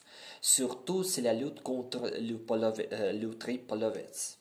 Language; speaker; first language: French; non-native, learner; Ukrainian